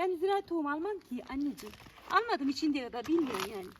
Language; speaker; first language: Turkish; native; Turkish